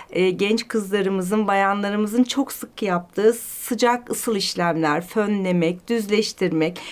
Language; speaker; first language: Turkish; native; Turkish